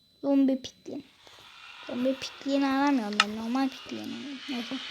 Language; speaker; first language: Turkish; native; Turkish